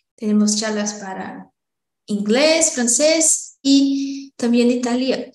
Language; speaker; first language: Spanish; non-native, fluent; Portuguese